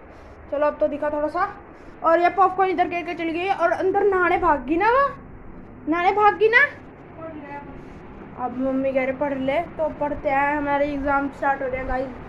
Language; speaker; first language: Hindi; native; Hindi